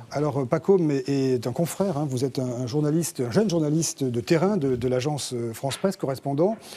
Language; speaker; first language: French; native; French